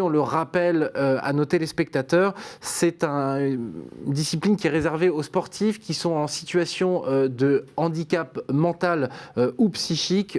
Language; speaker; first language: French; native; French